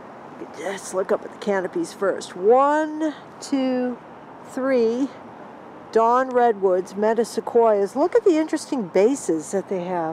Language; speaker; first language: English; native; English